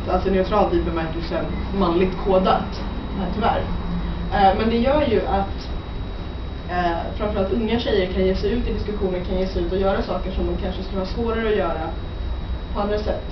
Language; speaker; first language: Swedish; native; Swedish